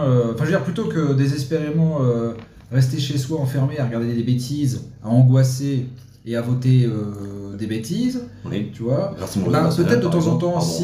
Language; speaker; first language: French; native; French